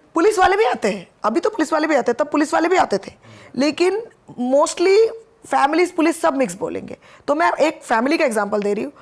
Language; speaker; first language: Hindi; non-native, local second language; Bangla